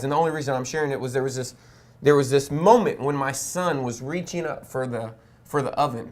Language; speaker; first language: English; native; English